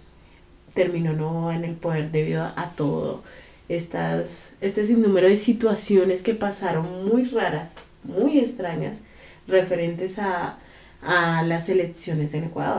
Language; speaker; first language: Spanish; native; Spanish